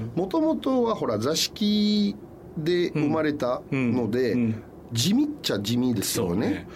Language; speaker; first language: Japanese; non-native, fluent; French